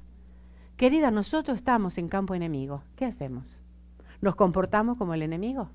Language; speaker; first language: Spanish; native; Spanish